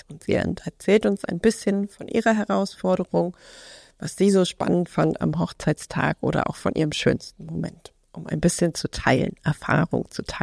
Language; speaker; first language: German; native; German